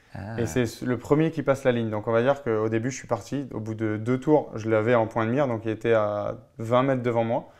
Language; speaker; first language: French; native; French